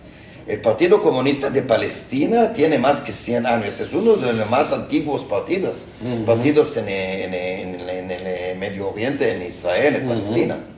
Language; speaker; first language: Spanish; non-native, fluent; Hebrew